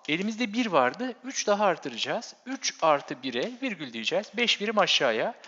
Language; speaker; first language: Turkish; native; Turkish